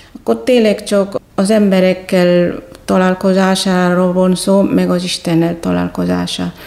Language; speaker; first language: Hungarian; non-native, fluent; Indonesian